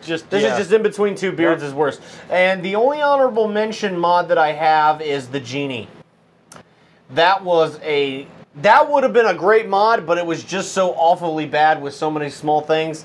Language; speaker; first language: English; native; English